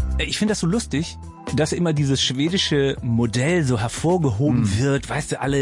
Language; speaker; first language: German; native; German